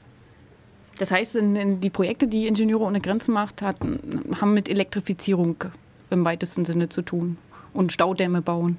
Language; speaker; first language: German; native; German